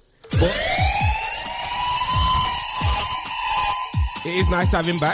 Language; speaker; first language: English; native; English